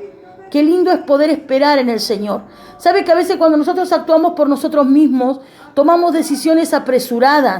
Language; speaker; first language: Spanish; native; Spanish